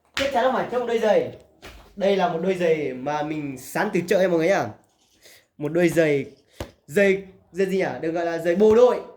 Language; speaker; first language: Vietnamese; non-native, local second language; Hmong